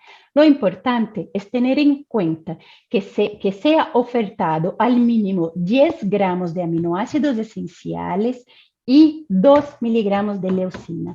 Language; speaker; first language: Spanish; non-native, fluent; Portuguese